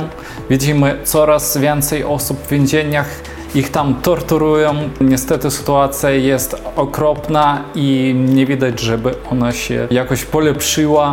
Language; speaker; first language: Polish; non-native, fluent; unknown